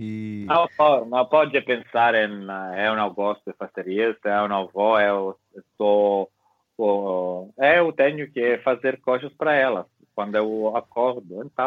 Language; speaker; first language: Portuguese; non-native, fluent; Italian